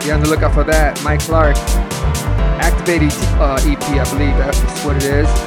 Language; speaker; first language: English; early bilingual, other home language; Spanish